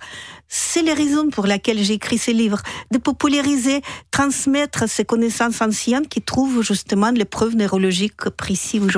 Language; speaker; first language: French; non-native, fluent; Russian